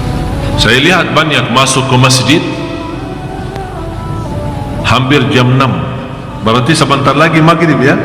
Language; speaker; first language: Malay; non-native, fluent; Arabic